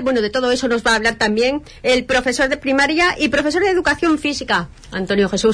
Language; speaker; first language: Spanish; native; Spanish